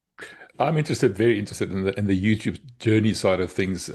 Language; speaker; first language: English; non-native, local second language; Afrikaans